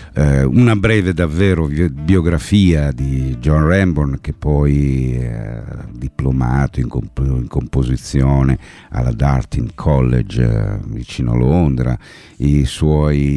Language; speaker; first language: Italian; native; Italian